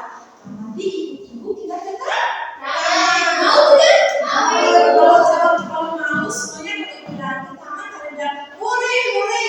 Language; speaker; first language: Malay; non-native, local second language; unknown